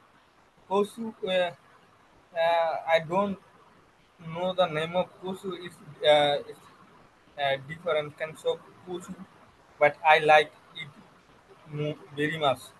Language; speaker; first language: English; non-native, learner; Bangla